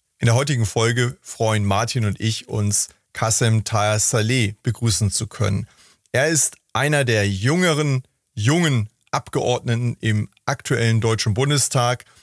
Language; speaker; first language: German; native; German